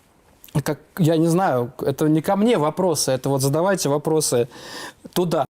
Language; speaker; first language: Russian; native; Russian